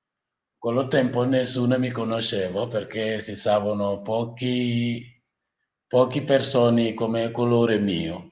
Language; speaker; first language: Italian; non-native, learner; Wolof